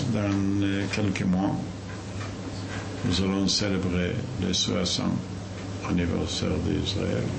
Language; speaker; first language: French; non-native, fluent; Yiddish